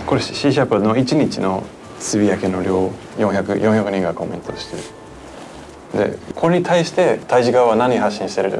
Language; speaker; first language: Japanese; non-native, fluent; English